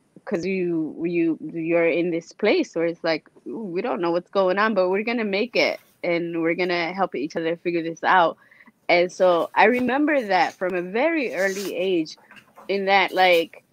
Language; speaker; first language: English; native; English